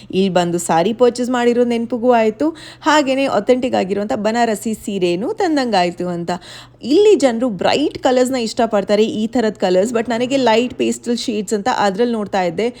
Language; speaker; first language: Kannada; native; Kannada